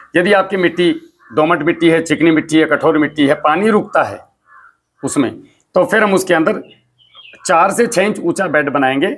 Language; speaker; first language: Hindi; native; Hindi